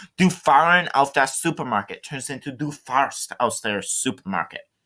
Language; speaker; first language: German; non-native, learner; English